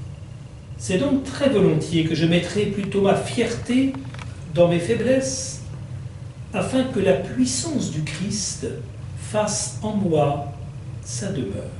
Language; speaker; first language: French; native; French